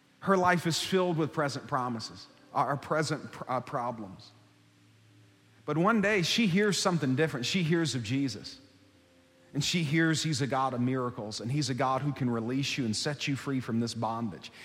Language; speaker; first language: English; native; English